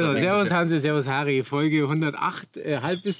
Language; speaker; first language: German; native; German